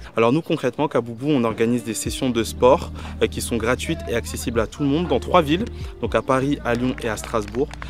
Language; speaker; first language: French; native; French